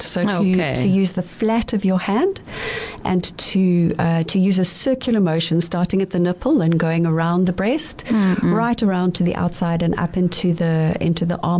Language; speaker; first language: English; native; English